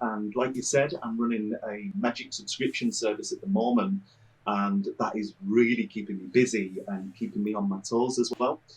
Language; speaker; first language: English; native; English